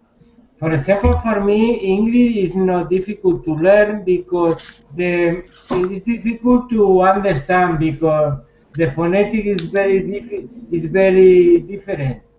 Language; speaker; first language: English; non-native, learner; Spanish